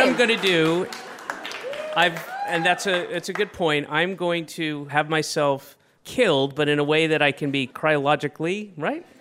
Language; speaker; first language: English; native; English